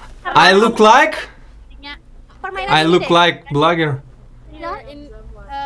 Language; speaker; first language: English; non-native, learner; Russian